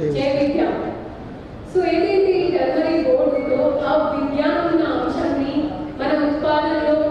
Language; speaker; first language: Telugu; non-native, fluent; Hindi